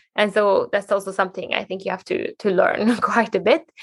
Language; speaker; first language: English; non-native, fluent; Hungarian